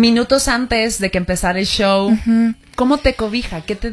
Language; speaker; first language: Spanish; native; Spanish